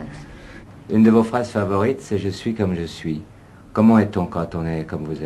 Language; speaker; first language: French; native; French